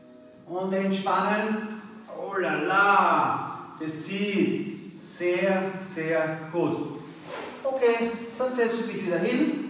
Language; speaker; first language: German; native; German